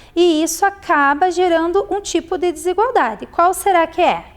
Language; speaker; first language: Portuguese; native; Portuguese